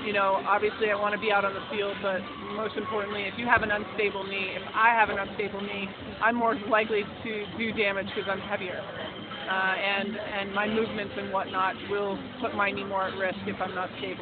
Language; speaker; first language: English; native; English